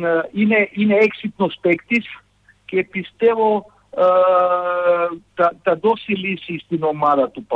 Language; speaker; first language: Greek; non-native, fluent; Serbian